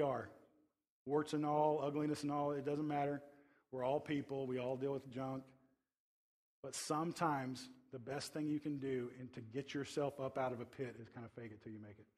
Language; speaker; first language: English; native; English